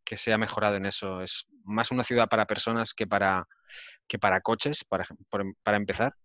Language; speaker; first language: Spanish; native; Spanish